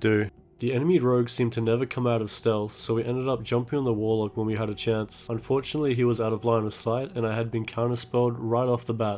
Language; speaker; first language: English; native; English